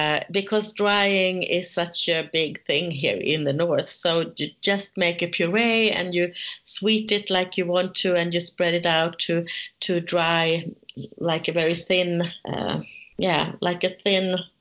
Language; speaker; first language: English; non-native, fluent; Swedish